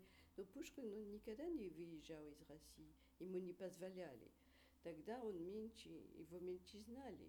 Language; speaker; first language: Russian; early bilingual, heritage; Russian